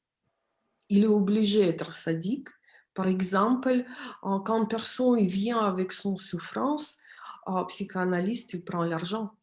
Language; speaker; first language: French; non-native, fluent; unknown